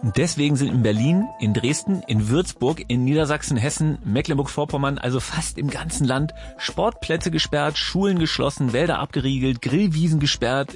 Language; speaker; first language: German; native; German